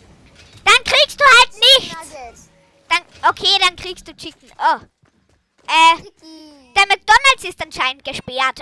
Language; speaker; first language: German; native; German